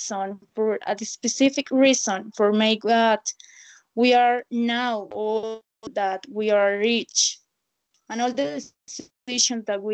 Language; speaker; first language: English; non-native, learner; Spanish